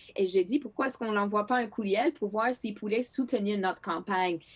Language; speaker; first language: French; non-native, local second language; Greek